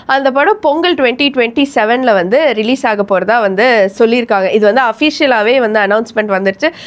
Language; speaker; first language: Tamil; native; Tamil